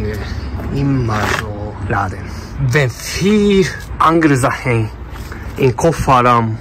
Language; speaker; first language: German; non-native, learner; Japanese